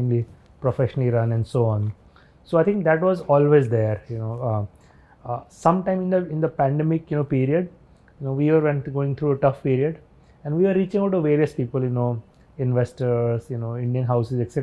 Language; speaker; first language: English; non-native, local second language; Hindi